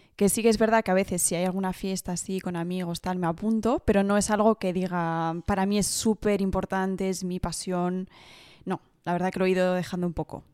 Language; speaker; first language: Spanish; early bilingual, heritage; Spanish